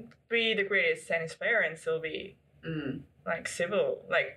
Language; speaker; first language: English; non-native, local second language; Filipino